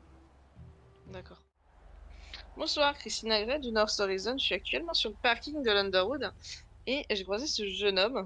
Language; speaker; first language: French; native; French